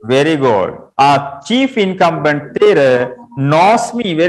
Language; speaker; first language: English; non-native, local second language; Sinhala